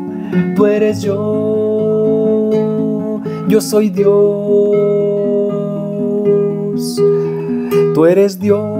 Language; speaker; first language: Spanish; native; Spanish